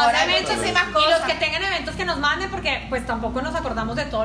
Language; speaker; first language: Spanish; native; Spanish